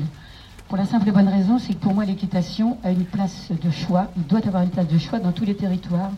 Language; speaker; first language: French; native; French